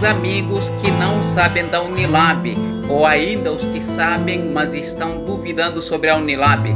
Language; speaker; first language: Portuguese; non-native, local second language; Upper Guinea Crioulo